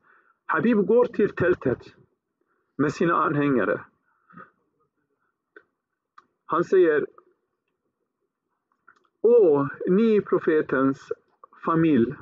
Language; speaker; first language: Swedish; early bilingual, other home language; Arabic